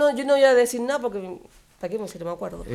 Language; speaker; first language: Spanish; native; Spanish